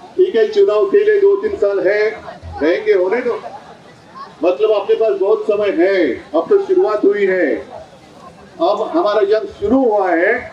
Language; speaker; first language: Hindi; non-native, local second language; Marathi